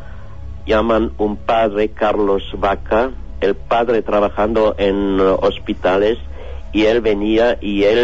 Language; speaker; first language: Spanish; non-native, learner; German